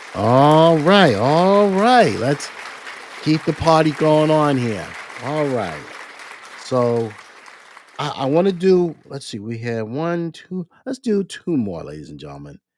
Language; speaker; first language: English; native; English